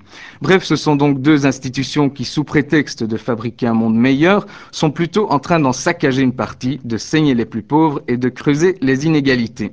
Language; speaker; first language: French; native; French